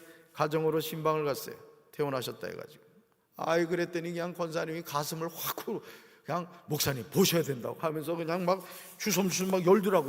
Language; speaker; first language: Korean; native; Korean